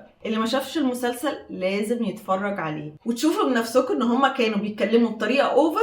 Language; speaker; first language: Arabic; native; Arabic